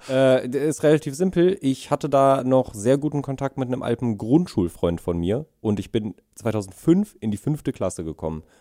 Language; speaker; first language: German; native; German